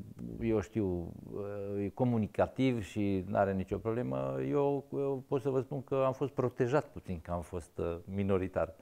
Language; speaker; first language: Romanian; non-native, local second language; Serbian